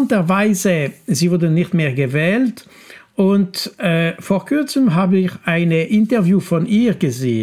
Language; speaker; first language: German; non-native, local second language; French